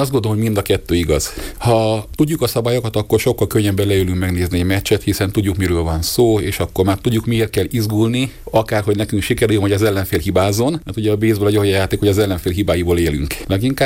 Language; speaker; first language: Hungarian; native; Hungarian